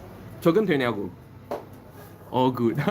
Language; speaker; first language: Korean; non-native, fluent; English